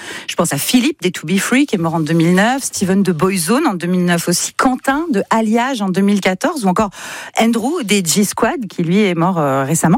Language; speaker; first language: French; native; French